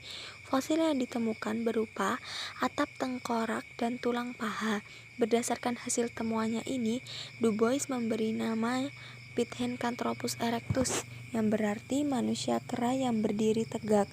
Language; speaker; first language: Indonesian; native; Indonesian